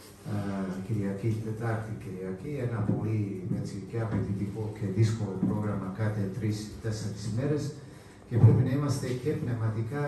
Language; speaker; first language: Greek; non-native, fluent; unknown